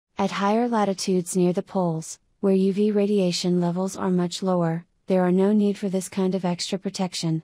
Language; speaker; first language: English; non-native, fluent; Finnish